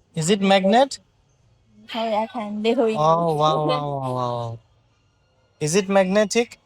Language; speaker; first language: English; non-native, fluent; Bangla